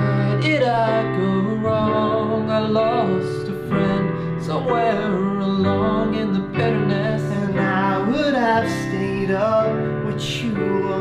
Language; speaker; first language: English; native; English